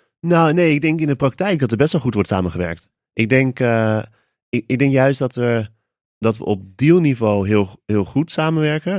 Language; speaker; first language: Dutch; native; Dutch